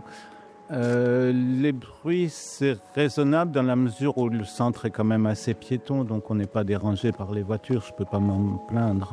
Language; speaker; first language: French; native; French